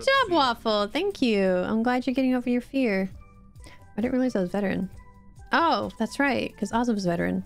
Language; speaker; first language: English; native; English